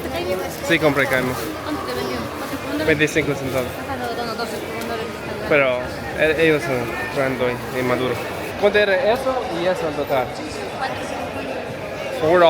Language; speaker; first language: Spanish; non-native, learner; English